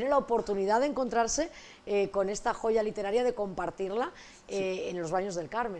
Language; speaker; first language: Spanish; native; Spanish